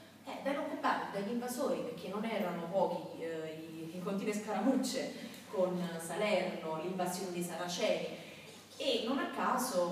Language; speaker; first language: Italian; native; Italian